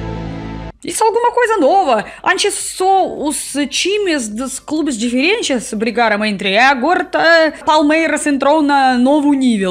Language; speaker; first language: Portuguese; non-native, learner; Russian